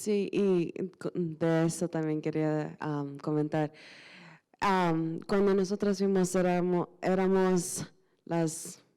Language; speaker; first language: Spanish; early bilingual, heritage; Spanish